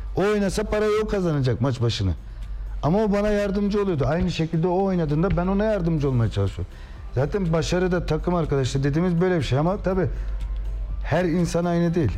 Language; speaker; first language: Turkish; native; Turkish